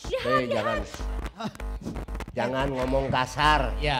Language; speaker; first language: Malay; non-native, local second language; Sundanese